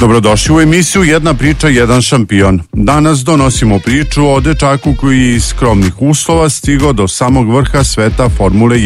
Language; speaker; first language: Serbian; native; Serbian